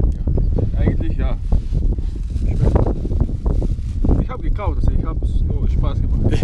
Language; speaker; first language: German; non-native, learner; Mongolian